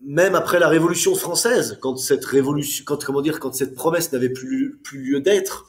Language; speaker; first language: French; native; French